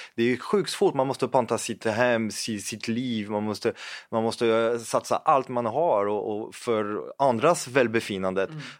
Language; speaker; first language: Swedish; non-native, fluent; French